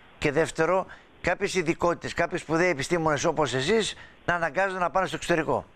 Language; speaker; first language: Greek; native; Greek